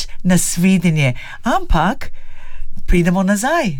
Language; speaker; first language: Slovenian; early bilingual, heritage; English